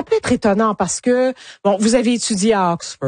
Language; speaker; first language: French; native; French